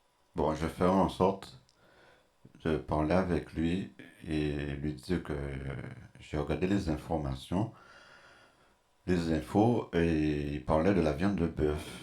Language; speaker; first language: French; native; French